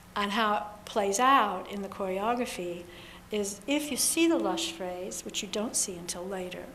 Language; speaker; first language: English; native; English